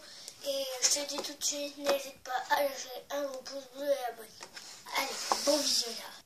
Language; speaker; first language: French; native; French